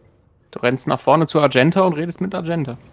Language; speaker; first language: German; native; German